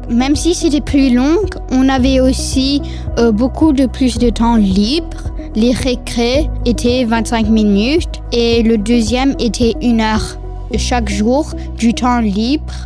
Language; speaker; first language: French; non-native, local second language; English